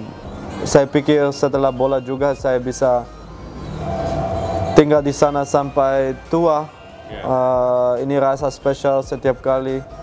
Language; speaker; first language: Indonesian; non-native, fluent; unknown